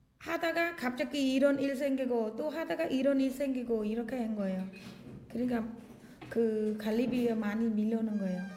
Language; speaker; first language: Korean; non-native, learner; Khmer